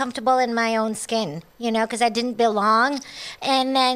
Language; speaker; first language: English; non-native, local second language; Cebuano